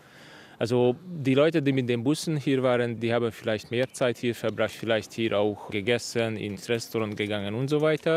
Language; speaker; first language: German; non-native, fluent; Hungarian